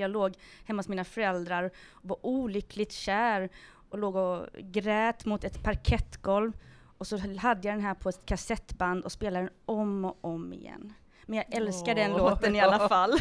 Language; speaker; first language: Swedish; native; Swedish